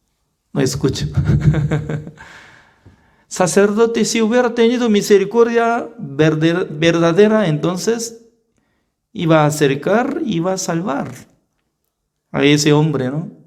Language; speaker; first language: Spanish; non-native, fluent; Korean